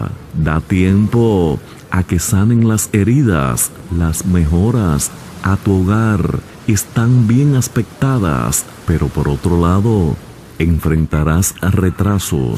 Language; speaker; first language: Spanish; native; Spanish